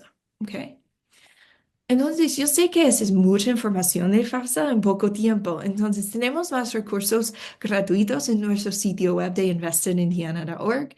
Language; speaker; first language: Spanish; non-native, fluent; English